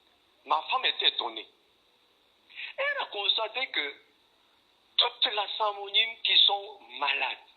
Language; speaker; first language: French; non-native, fluent; Korean